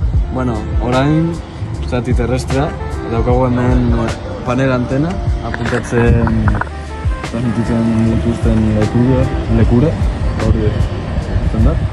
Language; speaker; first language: Basque; non-native, local second language; Spanish